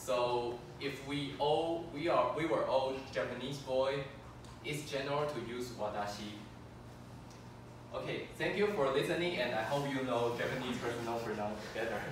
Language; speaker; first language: English; non-native, fluent; Chinese